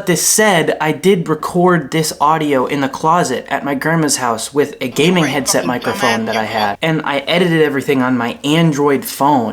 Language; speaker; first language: English; native; English